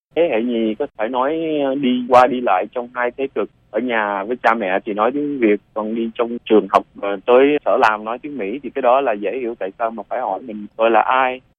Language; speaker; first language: Vietnamese; early bilingual, other home language; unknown